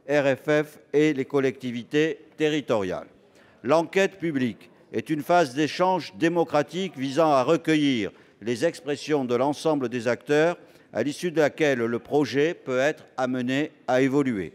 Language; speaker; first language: French; native; French